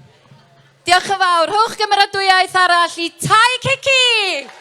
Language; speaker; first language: Welsh; native; Welsh